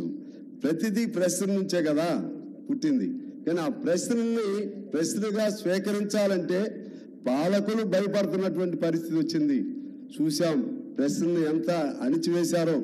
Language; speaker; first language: Telugu; native; Telugu